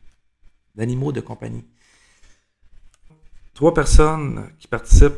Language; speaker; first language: French; native; French